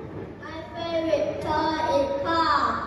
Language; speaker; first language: English; non-native, learner; Vietnamese